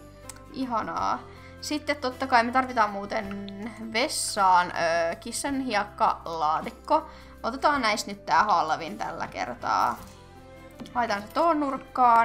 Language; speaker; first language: Finnish; native; Finnish